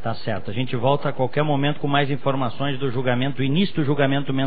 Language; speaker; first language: Portuguese; native; Portuguese